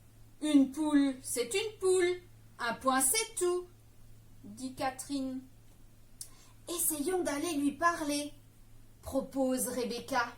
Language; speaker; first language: French; native; French